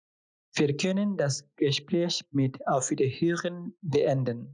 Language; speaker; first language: German; non-native, fluent; Bangla